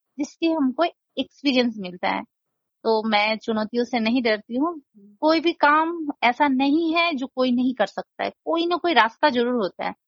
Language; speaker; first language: Hindi; non-native, local second language; Nepali